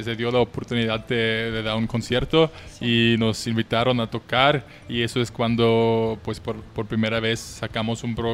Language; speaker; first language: Spanish; non-native, fluent; German